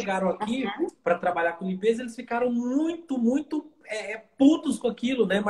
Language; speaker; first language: Portuguese; native; Portuguese